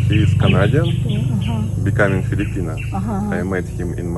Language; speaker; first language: English; non-native, learner; Russian